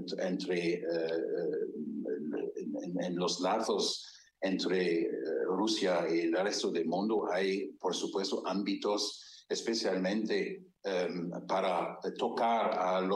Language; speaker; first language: Spanish; non-native, fluent; German